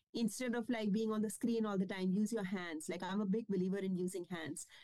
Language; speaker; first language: English; non-native, local second language; Kashmiri